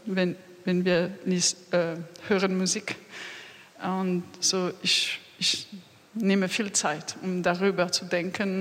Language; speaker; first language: German; non-native, learner; French